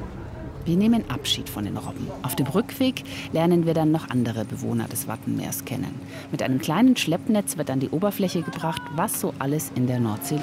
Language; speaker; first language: German; native; German